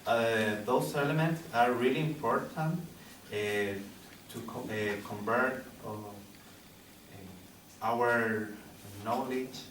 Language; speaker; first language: English; non-native, learner; Spanish